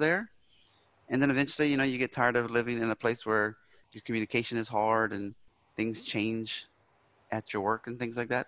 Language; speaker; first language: English; native; English